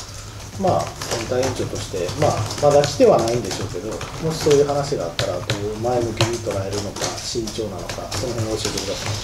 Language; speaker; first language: Japanese; native; Japanese